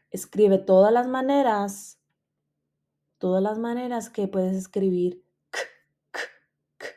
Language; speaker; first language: Spanish; early bilingual, heritage; Spanish